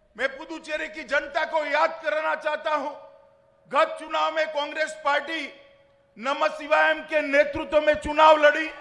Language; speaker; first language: Hindi; non-native, local second language; Gujarati